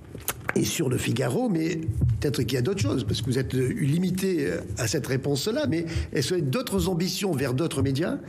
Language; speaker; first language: French; native; French